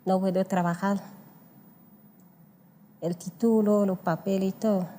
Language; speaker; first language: Spanish; non-native, learner; Haitian Creole